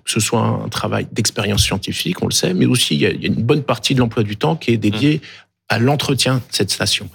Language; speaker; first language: French; native; French